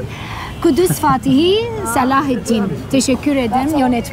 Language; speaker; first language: Turkish; non-native, fluent; Arabic